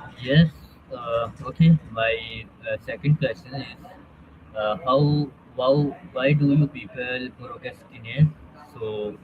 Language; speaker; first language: English; non-native, learner; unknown